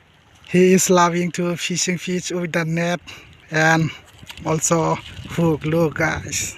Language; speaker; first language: English; non-native, local second language; Assamese